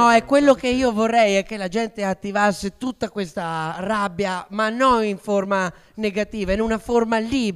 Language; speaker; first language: Italian; native; Italian